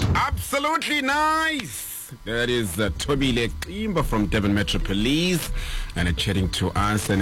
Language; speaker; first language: English; non-native, local second language; Zulu